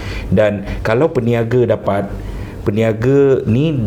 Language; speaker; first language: Malay; native; Malay